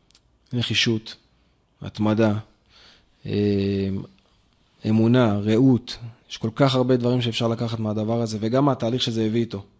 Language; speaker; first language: Hebrew; native; Hebrew